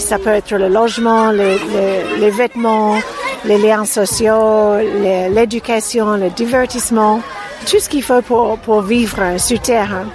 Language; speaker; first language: French; non-native, fluent; English